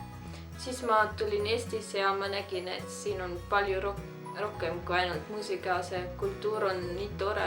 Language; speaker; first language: Estonian; non-native, fluent; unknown